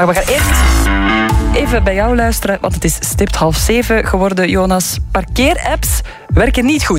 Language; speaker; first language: Dutch; native; Dutch